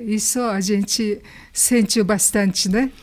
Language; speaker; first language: Portuguese; non-native, learner; Japanese